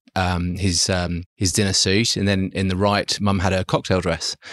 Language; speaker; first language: English; early bilingual, other home language; German